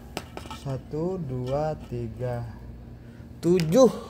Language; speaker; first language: Indonesian; native; Indonesian